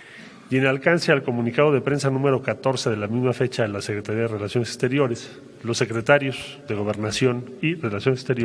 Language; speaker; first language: Spanish; native; Spanish